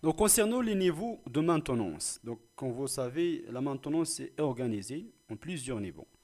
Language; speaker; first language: French; non-native, local second language; Arabic